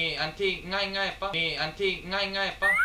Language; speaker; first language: Thai; non-native, learner; Korean